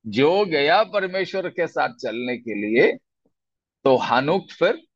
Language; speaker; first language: Hindi; non-native, local second language; Malayalam